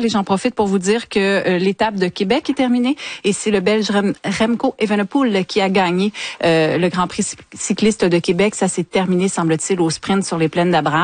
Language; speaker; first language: French; native; French